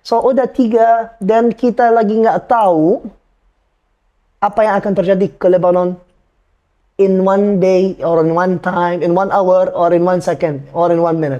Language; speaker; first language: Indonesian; non-native, fluent; Arabic